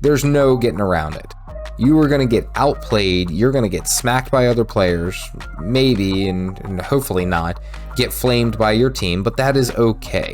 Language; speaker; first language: English; native; English